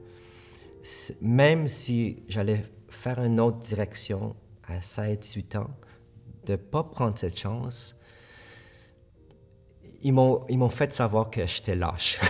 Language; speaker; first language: French; early bilingual, other home language; Korean